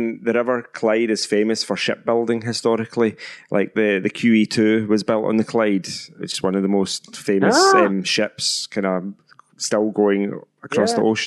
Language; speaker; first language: English; native; English